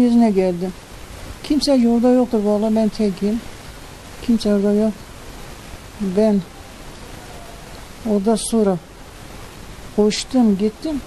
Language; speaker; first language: Turkish; non-native, local second language; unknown